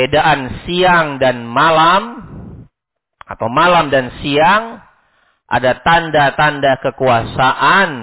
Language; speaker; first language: Indonesian; native; Indonesian